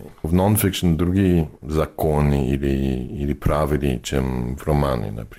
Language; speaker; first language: Russian; non-native, fluent; English